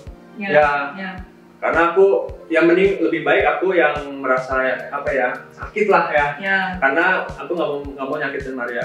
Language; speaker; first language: Indonesian; native; Indonesian